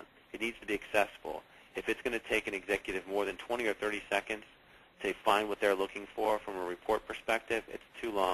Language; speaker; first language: English; native; English